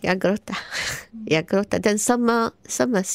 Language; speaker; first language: Swedish; non-native, learner; Arabic